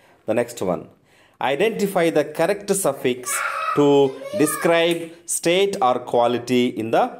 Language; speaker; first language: English; non-native, local second language; Telugu